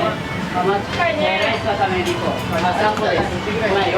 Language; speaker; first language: Japanese; native; Japanese